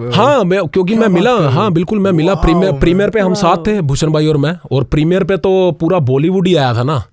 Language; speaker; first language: Hindi; non-native, local second language; Punjabi